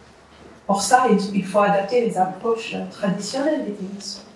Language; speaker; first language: French; non-native, fluent; English